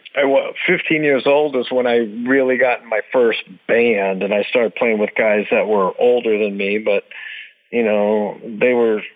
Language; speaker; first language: English; native; English